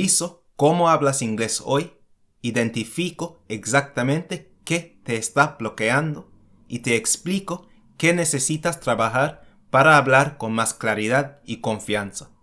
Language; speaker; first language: Spanish; non-native, fluent; English